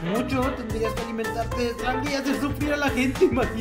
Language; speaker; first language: Spanish; native; Spanish